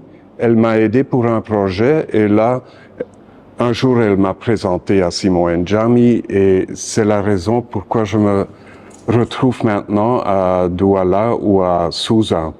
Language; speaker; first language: French; non-native, local second language; Dutch